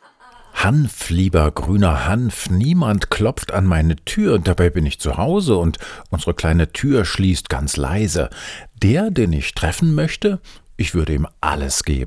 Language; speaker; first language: German; native; German